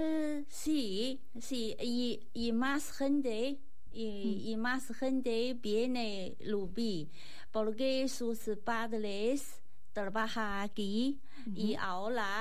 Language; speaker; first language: Spanish; non-native, learner; Chinese